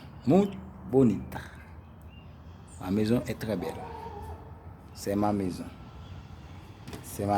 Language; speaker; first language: French; non-native, learner; Haitian Creole